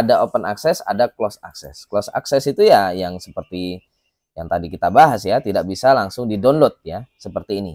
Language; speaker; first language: Indonesian; native; Indonesian